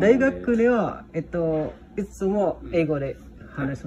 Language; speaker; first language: Japanese; non-native, learner; Indonesian